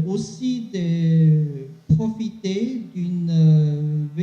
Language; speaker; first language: French; non-native, learner; Chinese